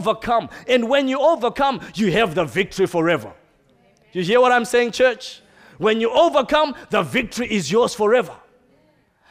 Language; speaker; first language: English; non-native, local second language; Shona